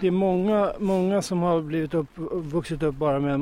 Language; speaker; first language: Swedish; native; Swedish